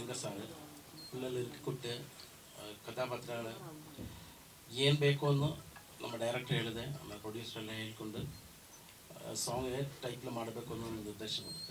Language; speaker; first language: Kannada; non-native, learner; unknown